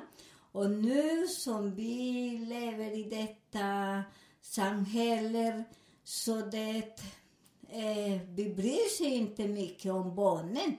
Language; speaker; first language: Swedish; non-native, fluent; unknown